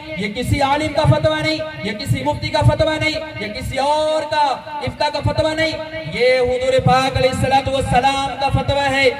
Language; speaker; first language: Urdu; native; Urdu